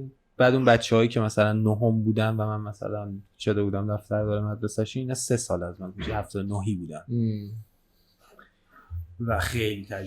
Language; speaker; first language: Persian; native; Persian